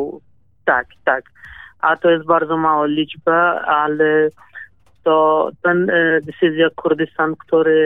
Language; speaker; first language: Polish; non-native, learner; Kurdish